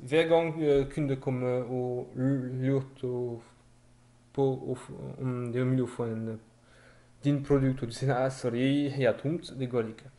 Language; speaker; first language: Norwegian; non-native, fluent; French